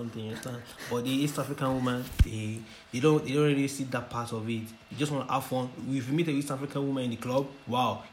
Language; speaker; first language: English; non-native, local second language; Yoruba